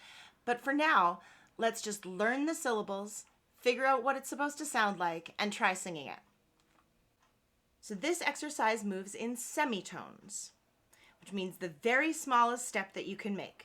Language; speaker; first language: English; native; English